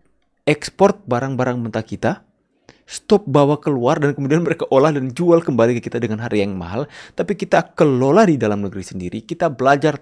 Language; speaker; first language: Indonesian; native; Indonesian